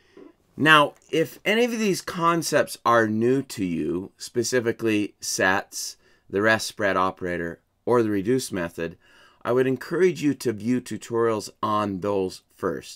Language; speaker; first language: English; native; English